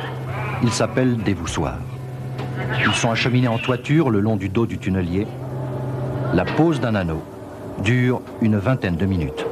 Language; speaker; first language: French; native; French